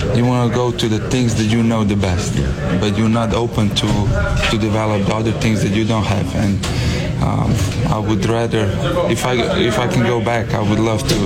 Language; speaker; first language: English; non-native, fluent; Slovenian